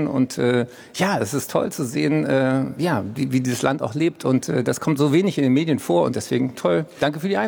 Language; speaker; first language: German; native; German